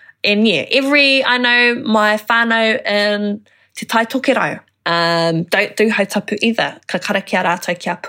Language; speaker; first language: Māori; non-native, local second language; English